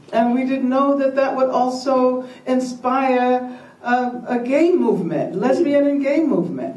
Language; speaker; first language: English; native; English